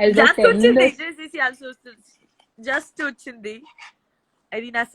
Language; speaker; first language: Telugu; non-native, local second language; Gujarati